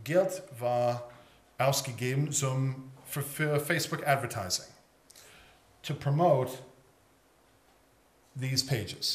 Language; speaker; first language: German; early bilingual, heritage; English